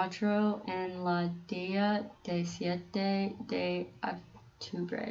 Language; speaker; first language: Spanish; non-native, learner; English